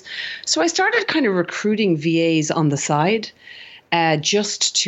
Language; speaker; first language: English; native; English